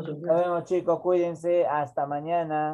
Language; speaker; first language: Spanish; native; Spanish